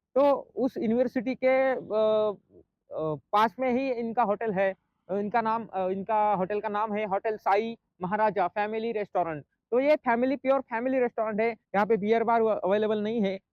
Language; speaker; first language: Hindi; non-native, local second language; Marathi